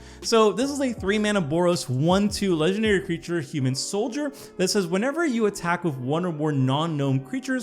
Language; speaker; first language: English; native; English